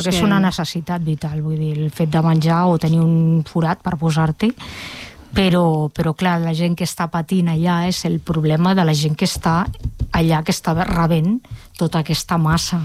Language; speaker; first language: Catalan; native; Catalan